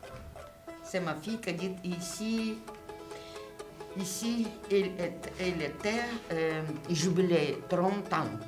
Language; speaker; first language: French; non-native, learner; Russian